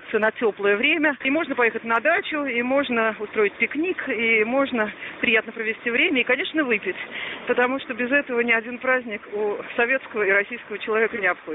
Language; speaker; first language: Russian; native; Russian